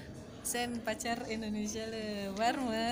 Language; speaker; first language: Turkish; non-native, learner; Indonesian